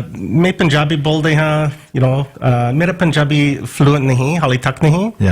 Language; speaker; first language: Punjabi; non-native, learner; English